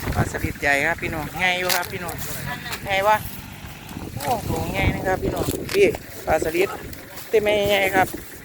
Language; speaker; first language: Thai; native; Thai